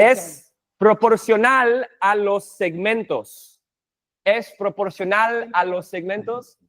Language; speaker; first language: Spanish; non-native, fluent; English